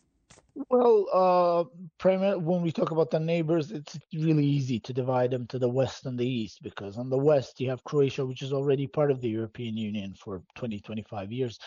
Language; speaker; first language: English; non-native, fluent; Bosnian